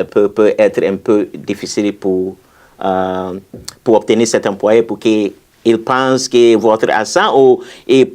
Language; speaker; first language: French; non-native, fluent; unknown